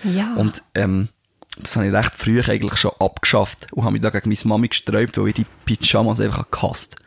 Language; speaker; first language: German; native; German